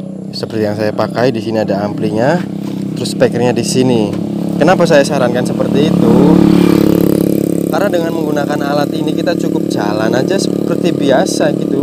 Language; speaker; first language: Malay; non-native, local second language; Javanese